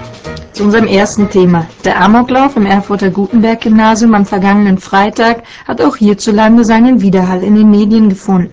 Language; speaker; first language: German; native; German